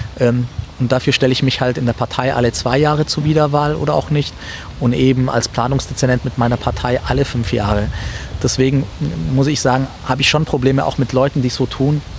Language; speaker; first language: German; early bilingual, other home language; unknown